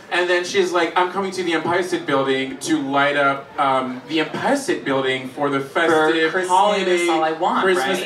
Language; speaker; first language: English; non-native, fluent; French